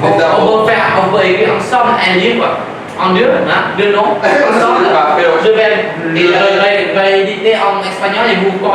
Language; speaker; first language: French; non-native, learner; Vietnamese